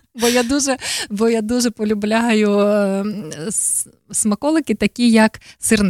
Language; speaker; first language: Ukrainian; native; Ukrainian